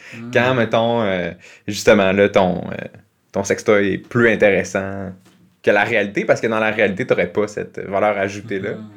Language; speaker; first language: French; native; French